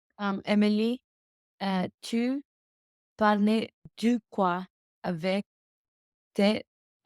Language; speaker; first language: French; non-native, learner; English